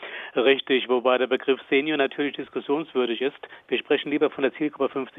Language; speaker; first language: German; native; German